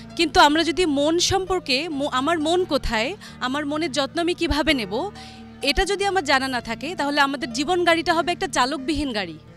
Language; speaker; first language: Bangla; native; Bangla